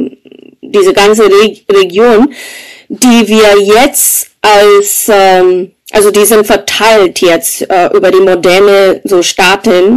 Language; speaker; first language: German; non-native, fluent; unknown